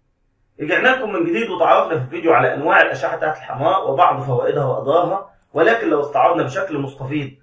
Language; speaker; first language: Arabic; native; Arabic